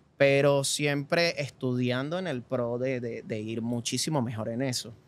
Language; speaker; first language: Spanish; native; Spanish